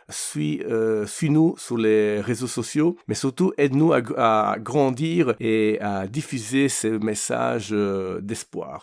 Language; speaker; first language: French; non-native, fluent; Italian